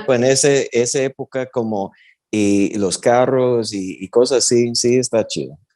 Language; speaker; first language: Spanish; early bilingual, heritage; Spanish